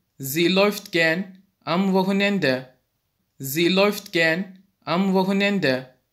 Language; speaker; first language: German; non-native, fluent; Turkish